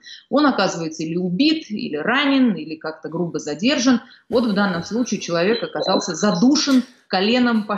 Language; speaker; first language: Russian; native; Russian